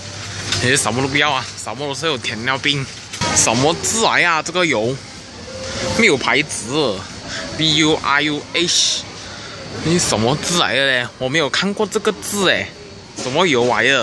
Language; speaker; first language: Chinese; native; Chinese